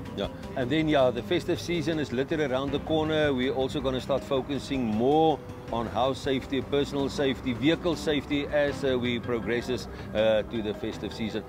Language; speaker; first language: English; non-native, local second language; Afrikaans